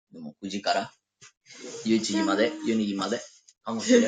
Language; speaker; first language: Japanese; non-native, learner; Spanish